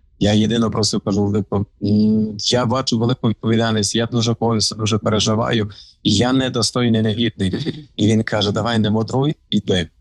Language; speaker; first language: Ukrainian; native; Ukrainian